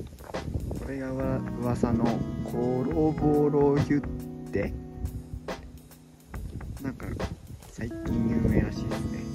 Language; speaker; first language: Japanese; native; Japanese